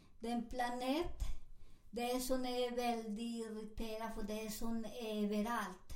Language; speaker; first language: Swedish; non-native, learner; Spanish